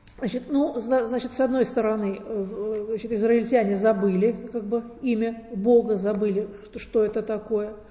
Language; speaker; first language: Russian; native; Russian